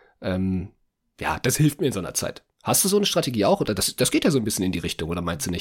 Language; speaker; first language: German; native; German